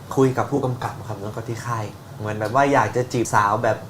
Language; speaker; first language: Thai; native; Thai